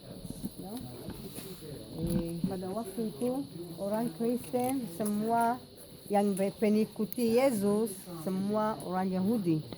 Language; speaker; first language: Indonesian; non-native, fluent; Hebrew